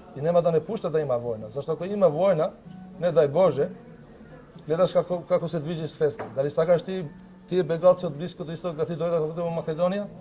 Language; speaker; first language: Macedonian; non-native, local second language; Albanian